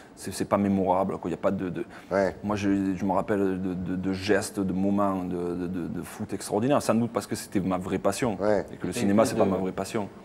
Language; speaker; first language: French; native; French